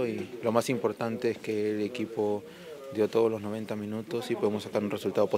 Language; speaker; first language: Spanish; native; Spanish